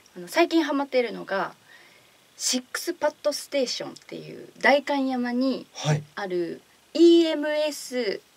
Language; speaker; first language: Japanese; native; Japanese